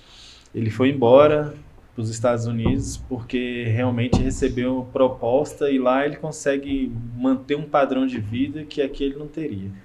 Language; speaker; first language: Portuguese; native; Portuguese